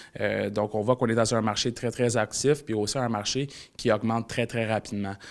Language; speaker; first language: French; native; French